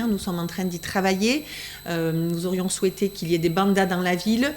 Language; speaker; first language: French; native; French